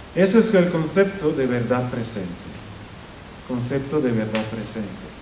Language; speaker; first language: Spanish; non-native, fluent; Italian